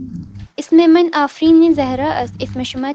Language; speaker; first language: Persian; non-native, learner; Urdu